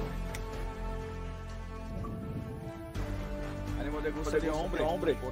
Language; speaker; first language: Spanish; non-native, learner; Portuguese